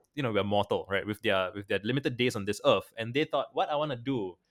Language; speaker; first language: English; native; English